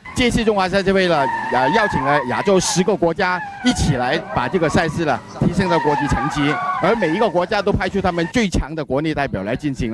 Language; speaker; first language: Chinese; native; Chinese